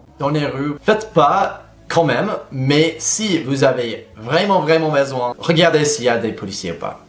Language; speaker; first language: French; non-native, fluent; English